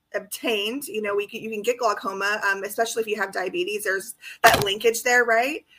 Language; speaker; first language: English; native; English